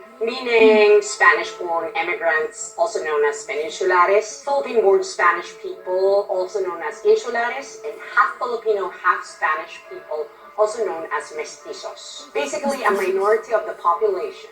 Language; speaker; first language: English; non-native, local second language; Filipino